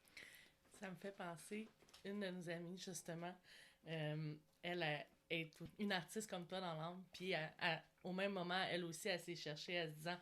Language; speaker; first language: French; native; French